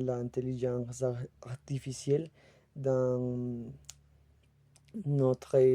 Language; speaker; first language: French; non-native, learner; Spanish